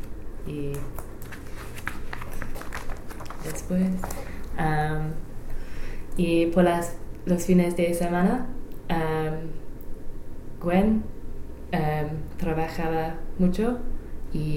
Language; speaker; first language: Spanish; non-native, learner; English